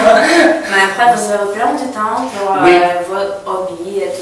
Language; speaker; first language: French; non-native, learner; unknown